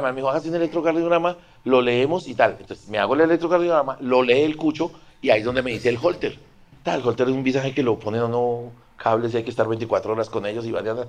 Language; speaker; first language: Spanish; native; Spanish